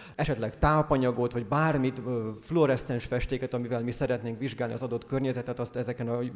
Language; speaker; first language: Hungarian; native; Hungarian